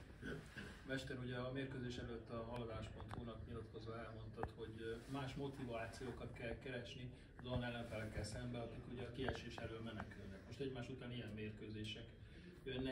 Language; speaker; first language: Hungarian; native; Hungarian